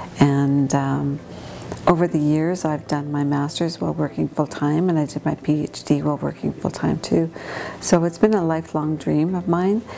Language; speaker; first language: English; native; English